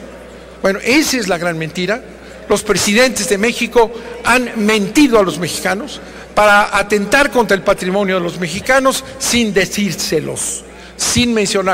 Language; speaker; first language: Spanish; native; Spanish